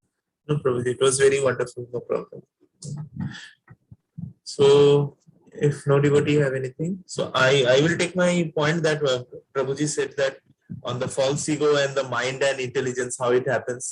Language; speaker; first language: English; non-native, local second language; Hindi